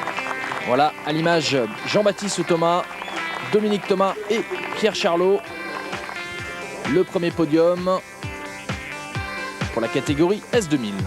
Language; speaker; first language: French; native; French